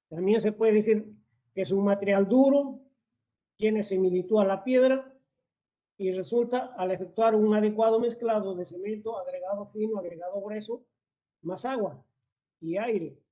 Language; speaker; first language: Spanish; native; Spanish